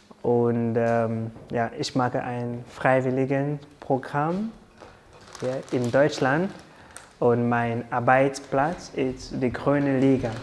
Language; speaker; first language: German; non-native, learner; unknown